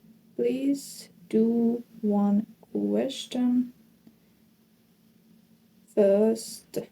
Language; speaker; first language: English; non-native, fluent; Ukrainian